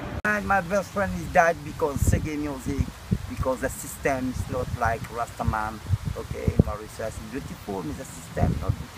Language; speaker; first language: English; non-native, learner; Morisyen